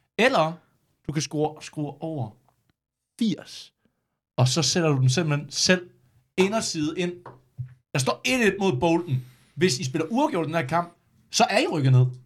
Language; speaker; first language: Danish; native; Danish